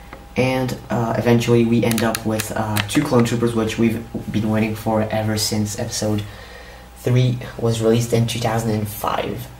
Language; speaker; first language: English; native; English